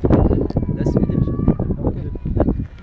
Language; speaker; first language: German; non-native, learner; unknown